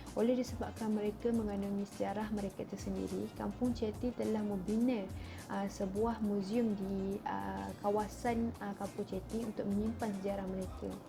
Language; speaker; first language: Malay; native; Malay